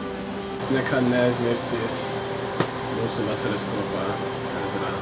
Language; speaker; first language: Latvian; early bilingual, heritage; Latvian